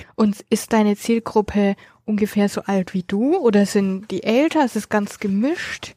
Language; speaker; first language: German; native; German